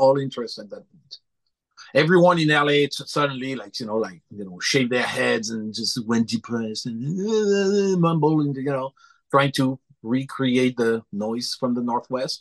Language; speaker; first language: English; non-native, fluent; French